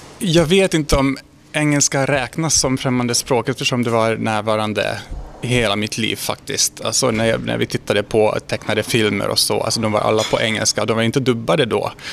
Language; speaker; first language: Swedish; non-native, fluent; Hungarian